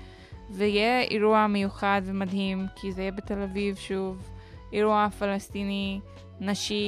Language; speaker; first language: Hebrew; non-native, local second language; Arabic